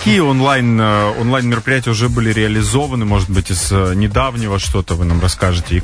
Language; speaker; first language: Russian; native; Russian